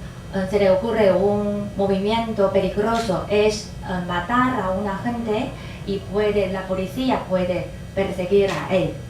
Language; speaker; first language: Spanish; non-native, fluent; Chinese